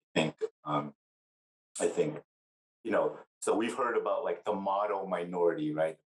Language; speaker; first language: English; native; English